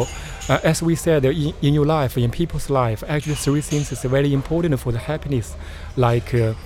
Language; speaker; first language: English; non-native, learner; Chinese